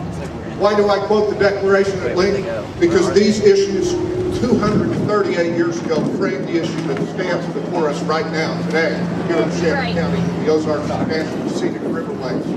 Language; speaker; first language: English; native; English